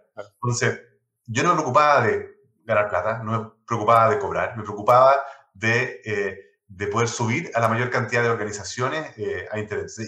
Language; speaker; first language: Spanish; non-native, local second language; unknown